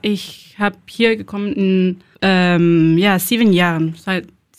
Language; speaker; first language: German; non-native, learner; Spanish